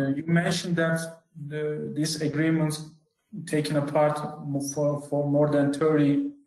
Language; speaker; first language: English; non-native, fluent; Turkish